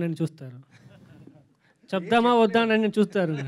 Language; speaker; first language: Telugu; non-native, fluent; Tamil